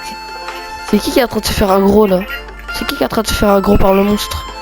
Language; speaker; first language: French; native; French